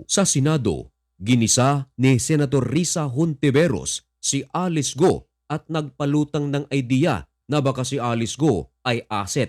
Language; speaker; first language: Filipino; native; Filipino